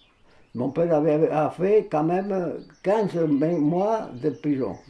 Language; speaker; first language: French; non-native, fluent; Spanish